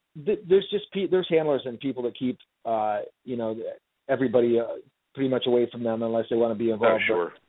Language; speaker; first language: English; native; English